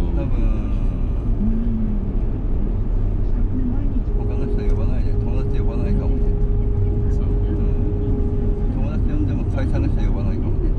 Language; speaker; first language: Japanese; non-native, learner; Vietnamese